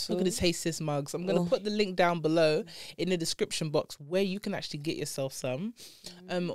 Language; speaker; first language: English; native; English